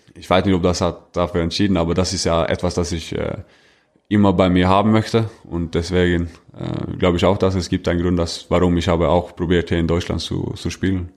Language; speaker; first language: German; non-native, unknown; Norwegian